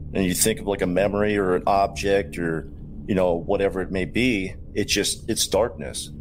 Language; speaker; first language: English; native; English